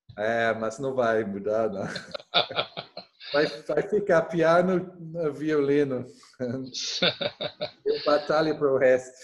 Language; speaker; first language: Portuguese; non-native, learner; English